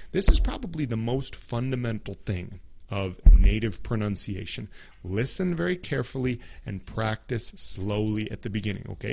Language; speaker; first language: English; native; English